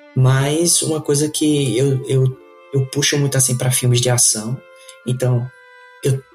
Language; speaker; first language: Portuguese; native; Portuguese